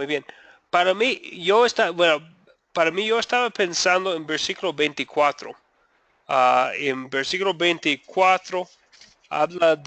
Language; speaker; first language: Spanish; non-native, fluent; English